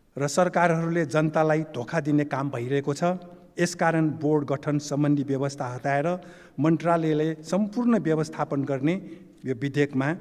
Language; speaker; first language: Nepali; non-native, local second language; Newari